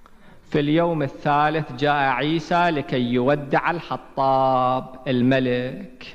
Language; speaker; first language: Arabic; native; Arabic